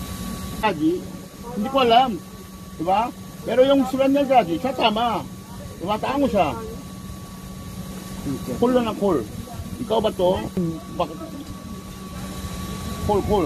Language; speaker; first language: Filipino; non-native, fluent; Korean